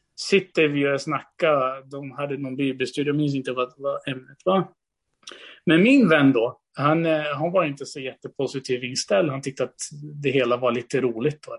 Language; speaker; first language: Swedish; early bilingual, other home language; Portuguese